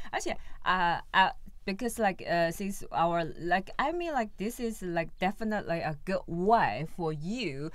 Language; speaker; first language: English; non-native, fluent; Chinese